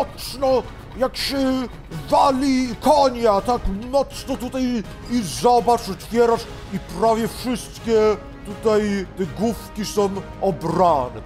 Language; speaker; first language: Polish; early bilingual, heritage; Polish